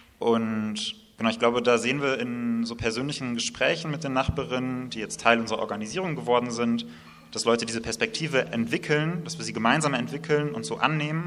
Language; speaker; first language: German; native; German